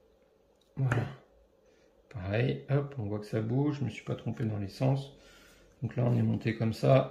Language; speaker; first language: French; native; French